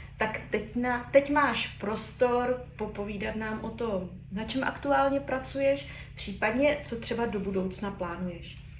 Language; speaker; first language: Czech; native; Czech